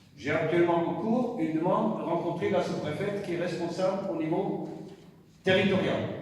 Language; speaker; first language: French; non-native, fluent; German